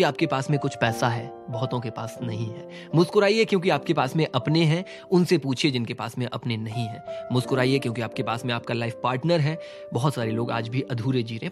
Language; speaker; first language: Hindi; native; Hindi